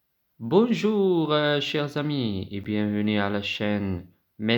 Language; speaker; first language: French; non-native, fluent; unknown